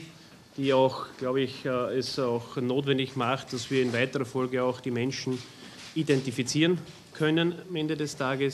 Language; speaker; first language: German; native; German